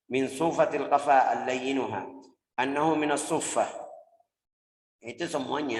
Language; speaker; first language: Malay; non-native, fluent; Arabic